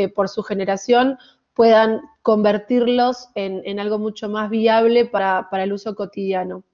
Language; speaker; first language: Spanish; native; Spanish